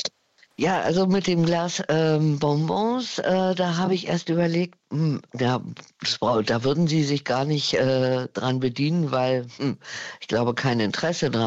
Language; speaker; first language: German; native; German